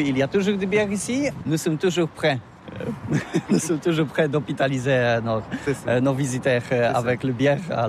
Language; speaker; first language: French; non-native, learner; Polish